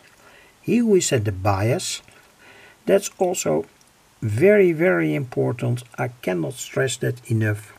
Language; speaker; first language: English; non-native, fluent; Dutch